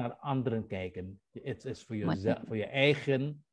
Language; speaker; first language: Dutch; non-native, learner; Indonesian